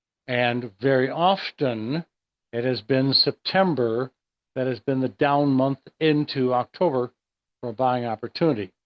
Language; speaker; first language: English; native; English